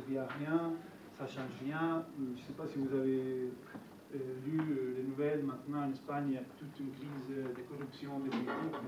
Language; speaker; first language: French; non-native, fluent; Italian